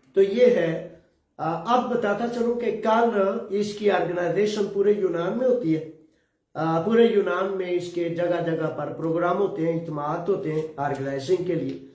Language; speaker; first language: Urdu; non-native, local second language; Punjabi